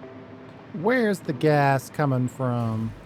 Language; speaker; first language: English; native; English